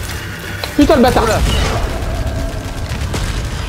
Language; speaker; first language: French; native; French